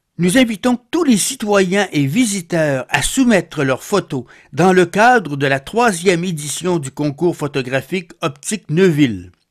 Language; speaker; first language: French; native; French